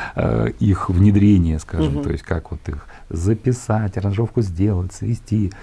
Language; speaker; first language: Russian; native; Russian